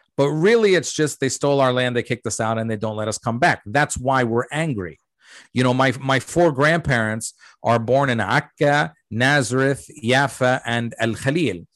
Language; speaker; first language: English; early bilingual, other home language; Arabic